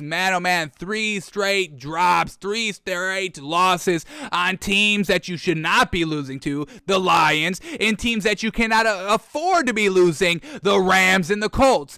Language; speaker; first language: English; native; English